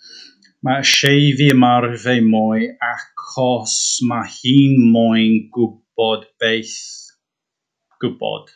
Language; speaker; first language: Welsh; non-native, learner; English